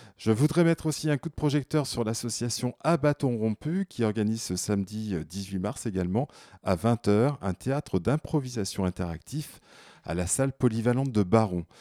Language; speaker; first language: French; native; French